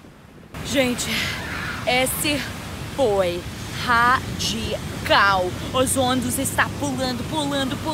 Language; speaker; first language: Portuguese; non-native, learner; English